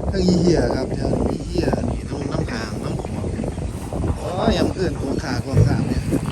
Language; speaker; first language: Thai; native; Thai